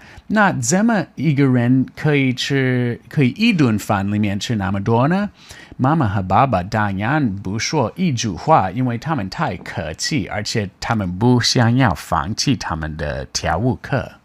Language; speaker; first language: Chinese; non-native, fluent; English